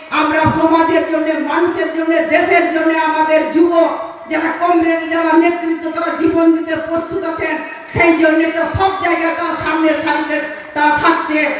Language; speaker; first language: Bangla; non-native, local second language; Santali